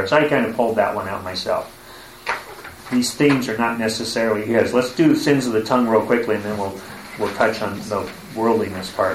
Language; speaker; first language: English; native; English